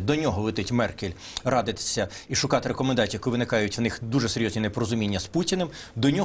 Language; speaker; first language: Ukrainian; native; Ukrainian